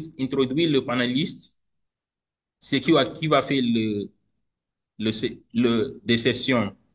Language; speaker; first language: French; non-native, learner; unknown